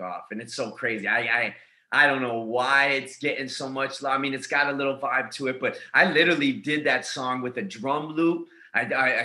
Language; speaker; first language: English; native; English